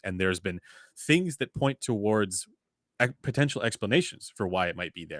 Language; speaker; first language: English; native; English